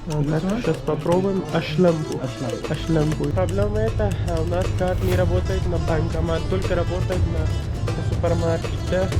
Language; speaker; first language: Russian; non-native, learner; Urdu